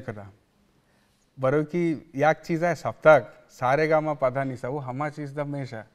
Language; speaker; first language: Persian; non-native, learner; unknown